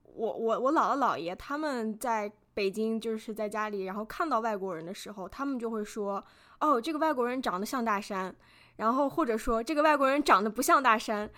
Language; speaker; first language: Chinese; native; Chinese